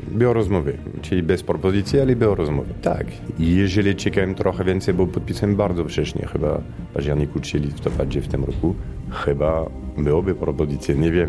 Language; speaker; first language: Polish; non-native, fluent; Italian